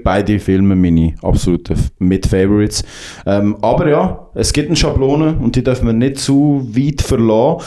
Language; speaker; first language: German; native; German